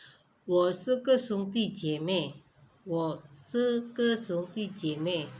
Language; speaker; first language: Chinese; non-native, learner; Indonesian